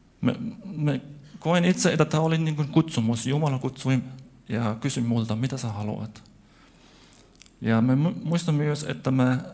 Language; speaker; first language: Finnish; non-native, fluent; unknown